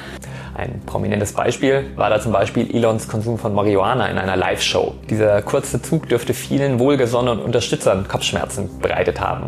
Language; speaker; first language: German; native; German